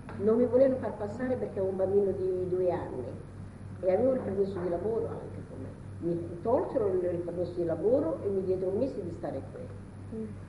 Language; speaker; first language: Italian; native; Italian